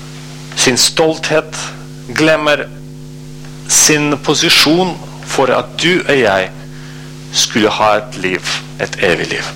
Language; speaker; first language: Norwegian; non-native, fluent; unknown